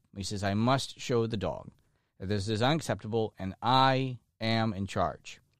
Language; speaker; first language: English; native; English